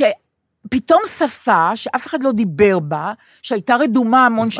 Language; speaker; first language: Hebrew; native; Hebrew